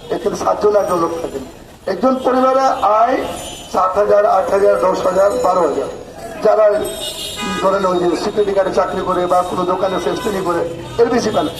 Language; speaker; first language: Bangla; non-native, local second language; Urdu